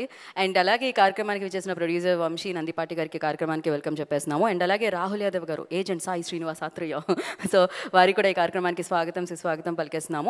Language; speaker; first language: Telugu; native; Telugu